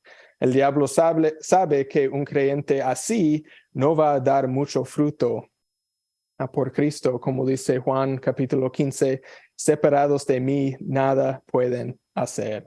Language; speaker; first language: Spanish; non-native, fluent; English